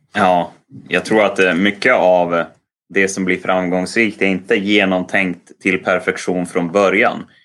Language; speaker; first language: Swedish; native; Swedish